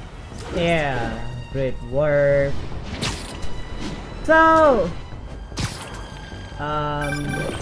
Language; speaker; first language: English; non-native, learner; Indonesian